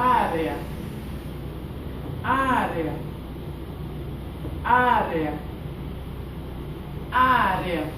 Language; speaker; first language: Spanish; non-native, fluent; Haitian Creole